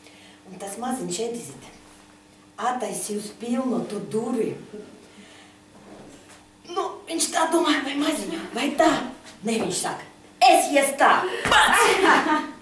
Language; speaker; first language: Latvian; non-native, local second language; Russian